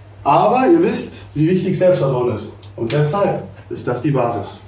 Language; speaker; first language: German; native; German